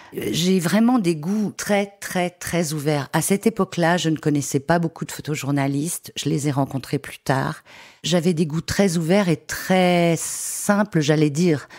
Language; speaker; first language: French; native; French